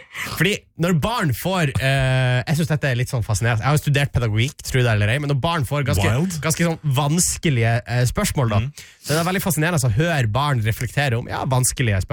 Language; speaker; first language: Norwegian; native; Norwegian